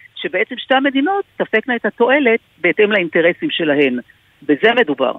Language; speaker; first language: Hebrew; native; Hebrew